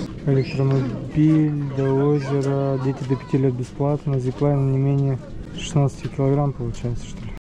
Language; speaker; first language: Russian; native; Russian